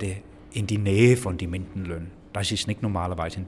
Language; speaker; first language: German; non-native, fluent; Danish